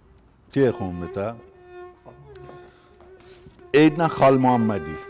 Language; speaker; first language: Greek; non-native, learner; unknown